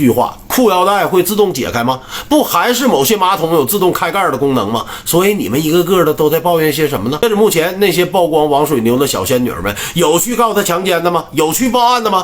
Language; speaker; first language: Chinese; native; Chinese